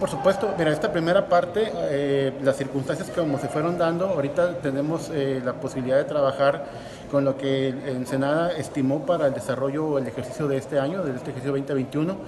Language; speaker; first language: Spanish; native; Spanish